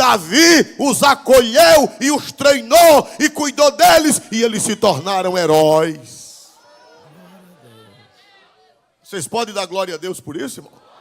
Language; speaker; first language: Portuguese; native; Portuguese